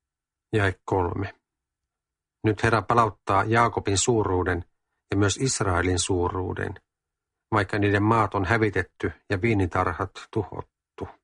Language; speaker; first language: Finnish; native; Finnish